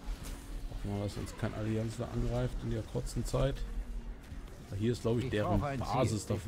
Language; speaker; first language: German; native; German